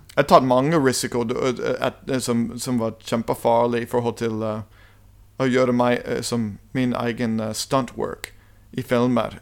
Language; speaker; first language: Norwegian; non-native, fluent; English